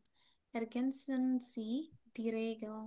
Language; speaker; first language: German; non-native, fluent; Indonesian